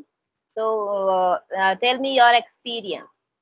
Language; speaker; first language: English; non-native, local second language; Hindi